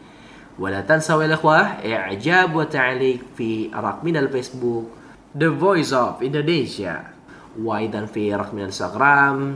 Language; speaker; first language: Arabic; non-native, fluent; Indonesian